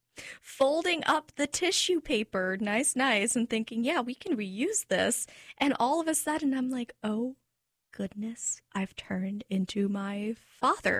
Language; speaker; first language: English; native; English